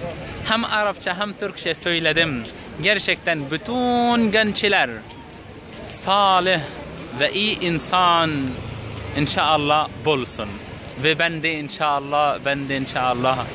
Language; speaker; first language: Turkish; non-native, learner; Arabic